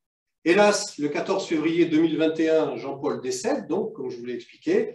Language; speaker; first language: French; native; French